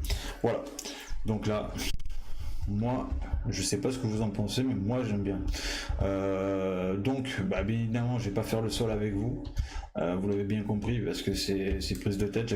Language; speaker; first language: French; native; French